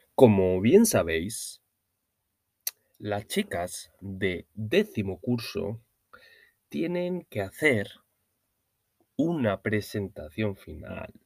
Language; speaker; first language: Spanish; non-native, learner; Norwegian